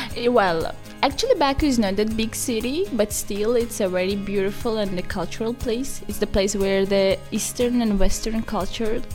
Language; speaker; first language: English; non-native, fluent; Azerbaijani